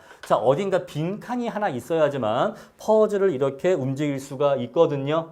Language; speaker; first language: Korean; native; Korean